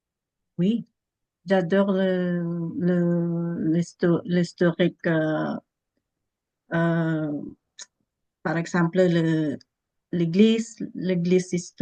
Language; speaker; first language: French; non-native, learner; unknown